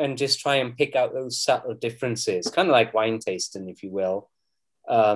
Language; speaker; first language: English; native; English